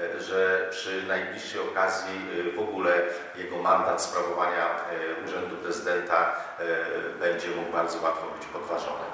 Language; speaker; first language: Polish; native; Polish